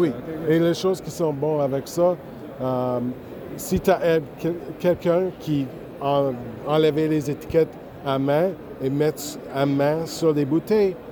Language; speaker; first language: French; non-native, local second language; English